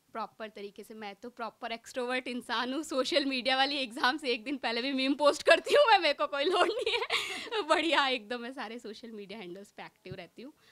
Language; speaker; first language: Hindi; native; Hindi